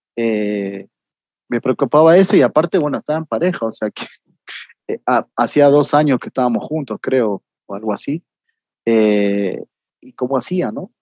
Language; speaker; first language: Spanish; native; Spanish